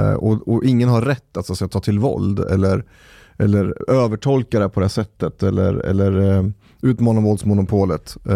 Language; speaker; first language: Swedish; native; Swedish